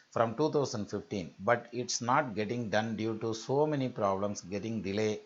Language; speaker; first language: English; non-native, local second language; Tamil